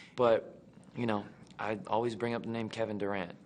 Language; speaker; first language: English; native; English